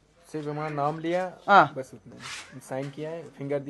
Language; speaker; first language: Hindi; non-native, learner; Bangla